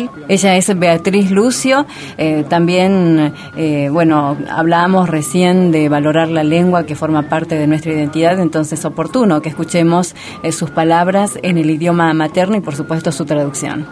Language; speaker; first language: Spanish; native; Spanish